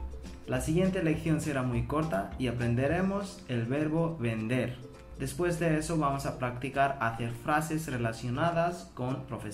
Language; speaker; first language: Spanish; non-native, fluent; Hindi